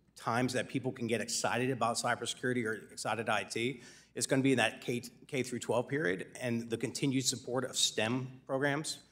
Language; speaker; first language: English; native; English